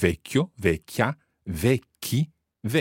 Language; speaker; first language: Italian; non-native, fluent; English